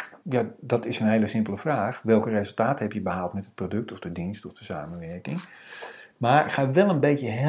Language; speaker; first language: Dutch; native; Dutch